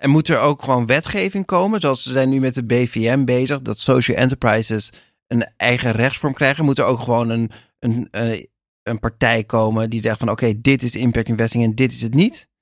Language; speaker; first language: Dutch; native; Dutch